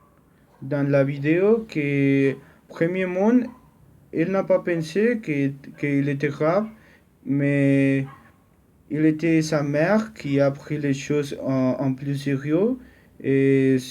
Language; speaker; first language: French; non-native, learner; Spanish